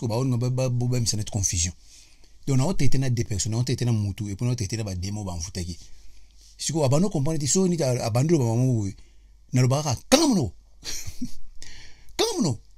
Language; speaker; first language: French; non-native, local second language; Lingala